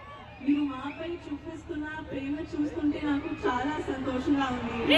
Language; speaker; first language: Telugu; non-native, learner; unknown